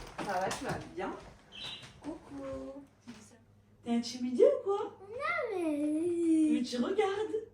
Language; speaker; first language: French; native; French